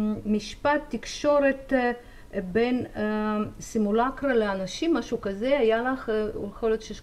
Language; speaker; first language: Hebrew; non-native, fluent; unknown